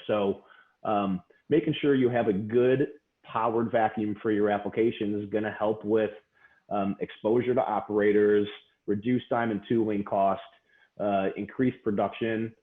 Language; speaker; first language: English; native; English